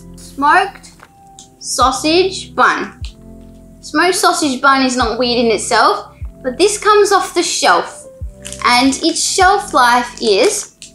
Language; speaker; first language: English; native; English